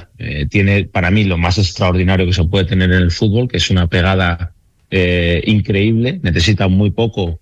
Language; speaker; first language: Spanish; native; Spanish